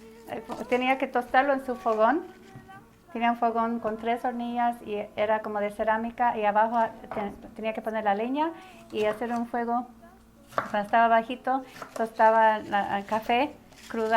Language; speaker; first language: Spanish; early bilingual, heritage; Spanish